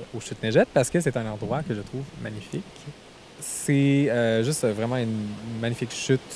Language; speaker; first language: French; native; French